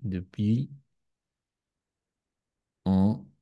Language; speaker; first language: French; non-native, learner; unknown